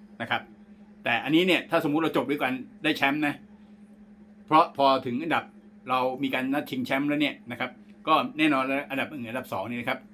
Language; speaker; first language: Thai; native; Thai